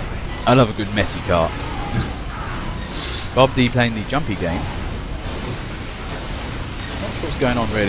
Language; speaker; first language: English; native; English